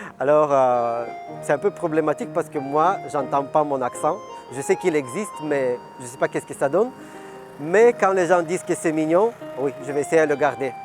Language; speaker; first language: French; non-native, fluent; Bulgarian